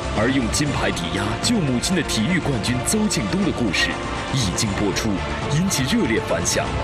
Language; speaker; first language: Chinese; native; Chinese